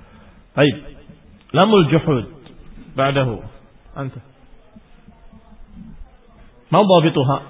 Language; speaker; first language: Arabic; non-native, fluent; Indonesian